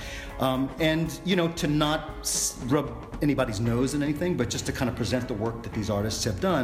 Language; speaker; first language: English; native; English